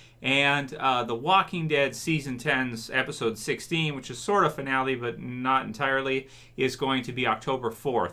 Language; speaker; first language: English; native; English